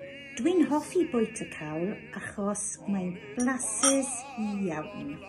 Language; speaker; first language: Welsh; non-native, local second language; English